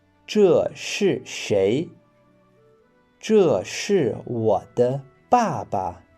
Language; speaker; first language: Chinese; non-native, fluent; English